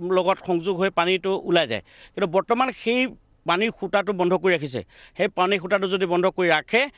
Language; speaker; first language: Assamese; native; Assamese